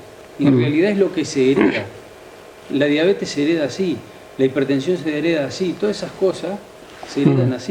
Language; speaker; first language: Spanish; native; Spanish